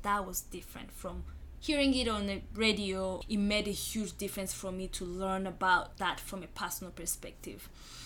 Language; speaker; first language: English; non-native, local second language; Kinyarwanda